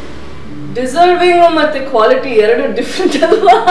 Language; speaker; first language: Kannada; non-native, fluent; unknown